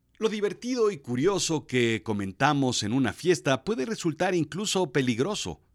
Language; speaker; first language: Spanish; native; Spanish